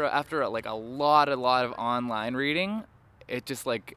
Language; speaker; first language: English; native; English